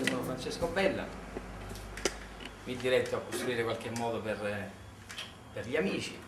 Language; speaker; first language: Italian; native; Italian